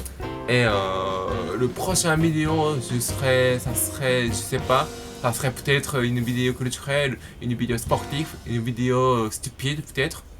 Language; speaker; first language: French; non-native, learner; Japanese